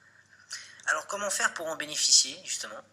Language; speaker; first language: French; native; French